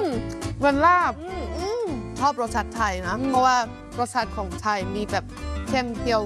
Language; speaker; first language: Thai; non-native, fluent; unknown